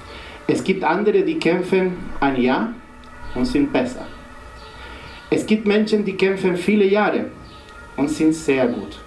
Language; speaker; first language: German; non-native, fluent; Spanish